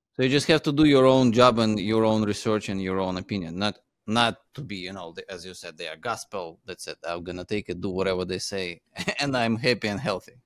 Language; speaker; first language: English; non-native, fluent; Uzbek